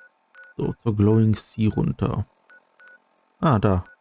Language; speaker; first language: German; native; German